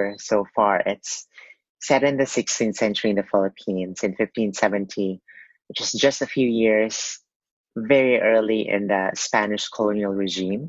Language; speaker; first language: English; non-native, local second language; Cebuano